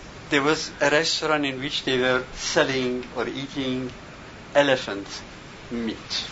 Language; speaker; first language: English; non-native, fluent; Persian